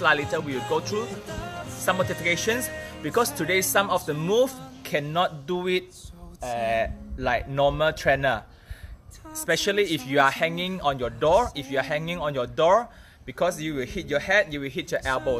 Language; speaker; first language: English; non-native, local second language; Chinese